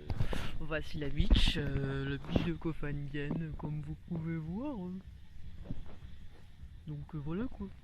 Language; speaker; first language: French; native; French